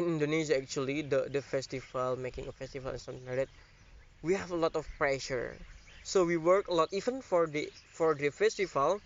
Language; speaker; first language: English; non-native, learner; Indonesian